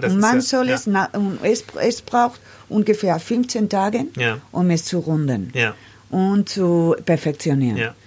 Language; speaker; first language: German; non-native, learner; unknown